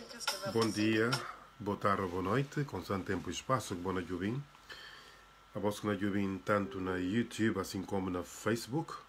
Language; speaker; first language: Portuguese; non-native, local second language; Upper Guinea Crioulo